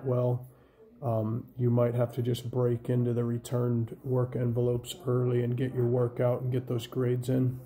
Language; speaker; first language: English; native; English